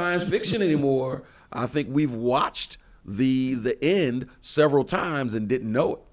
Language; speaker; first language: English; native; English